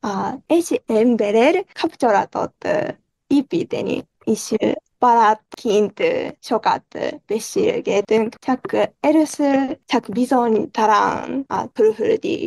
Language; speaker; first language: Hungarian; non-native, learner; Japanese